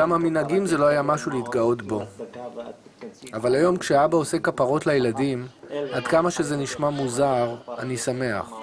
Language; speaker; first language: Hebrew; native; Hebrew